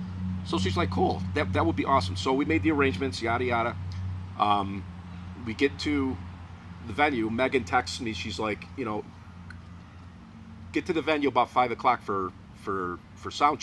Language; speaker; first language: English; native; English